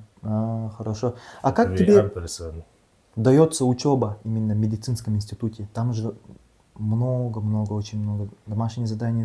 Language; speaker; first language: Russian; non-native, local second language; Yakut